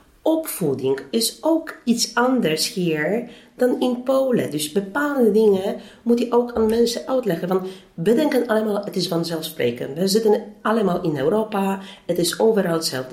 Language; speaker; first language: Dutch; non-native, fluent; Polish